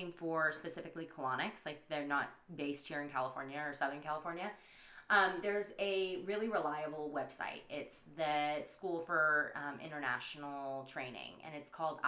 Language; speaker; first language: English; native; English